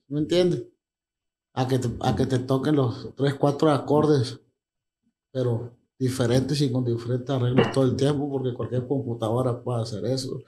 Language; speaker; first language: Spanish; early bilingual, other home language; English